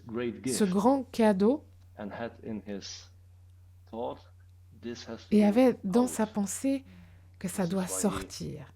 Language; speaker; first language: French; non-native, fluent; German